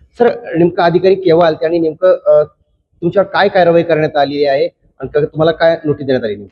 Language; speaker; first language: Marathi; native; Marathi